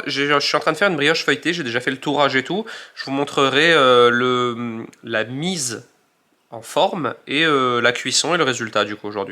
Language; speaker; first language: French; native; French